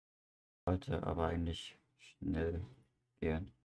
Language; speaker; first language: German; native; German